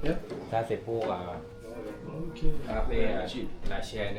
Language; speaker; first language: French; non-native, fluent; Thai